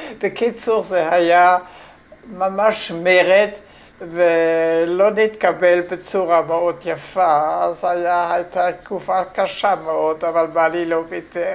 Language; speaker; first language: Hebrew; non-native, fluent; French